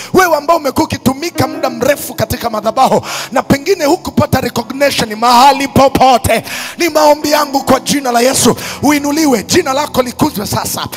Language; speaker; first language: Swahili; native; Swahili